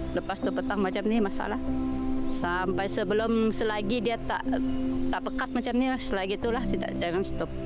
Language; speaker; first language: Malay; non-native, local second language; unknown